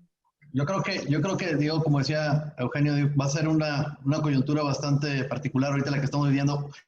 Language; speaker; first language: Spanish; native; Spanish